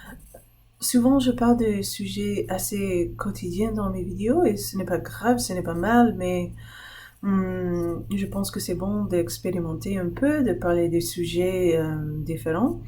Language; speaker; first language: French; non-native, fluent; English